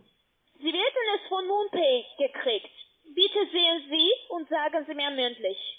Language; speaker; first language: German; non-native, learner; Russian